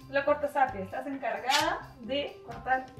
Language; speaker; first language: Spanish; non-native, learner; Russian